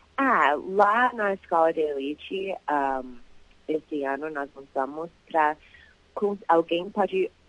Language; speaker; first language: Portuguese; early bilingual, heritage; Portuguese